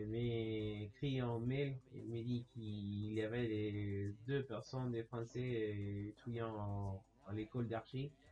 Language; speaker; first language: French; non-native, learner; Spanish